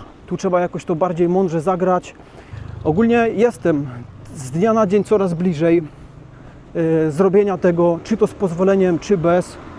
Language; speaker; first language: Polish; native; Polish